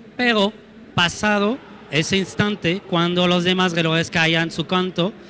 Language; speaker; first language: Spanish; non-native, fluent; French